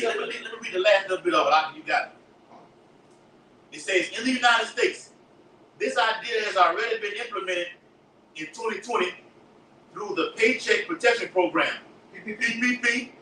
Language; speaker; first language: English; native; English